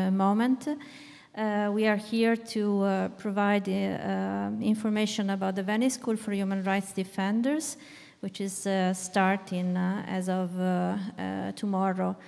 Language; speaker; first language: English; non-native, fluent; Italian